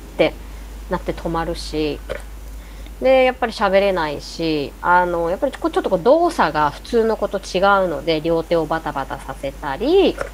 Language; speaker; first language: Japanese; native; Japanese